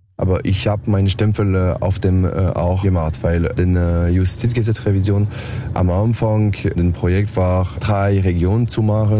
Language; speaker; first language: German; non-native, learner; French